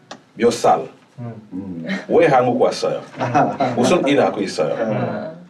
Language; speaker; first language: Korean; non-native, learner; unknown